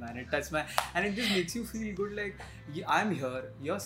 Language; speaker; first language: English; non-native, local second language; Hindi